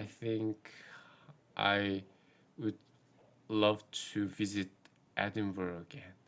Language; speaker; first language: English; non-native, learner; Korean